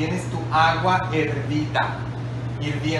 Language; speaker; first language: Spanish; non-native, fluent; English